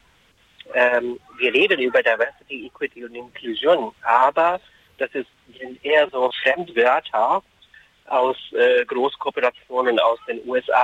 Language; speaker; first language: German; non-native, fluent; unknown